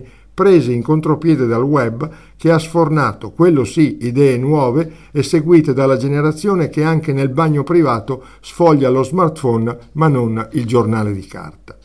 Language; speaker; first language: Italian; native; Italian